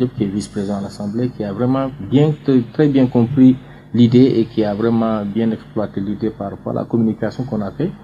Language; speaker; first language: French; non-native, local second language; Fula